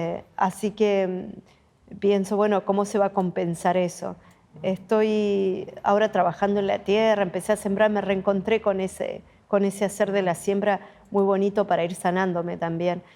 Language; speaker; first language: Spanish; native; Spanish